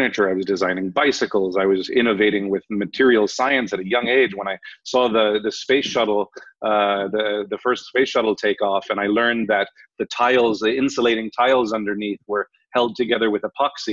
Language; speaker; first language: English; native; English